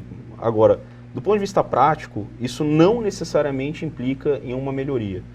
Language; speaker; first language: Portuguese; native; Portuguese